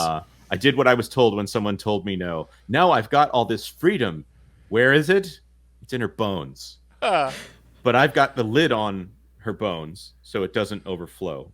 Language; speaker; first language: English; native; English